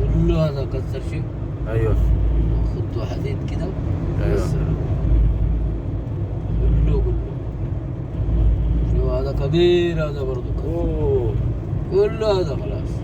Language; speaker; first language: Arabic; non-native, learner; Malayalam